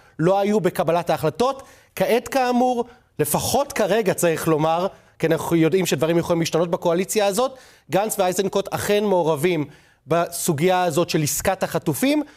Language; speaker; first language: Hebrew; native; Hebrew